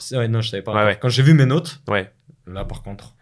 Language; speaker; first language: French; non-native, fluent; Russian